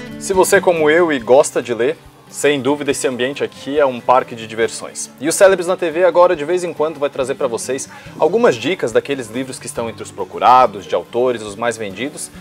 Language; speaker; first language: Portuguese; native; Portuguese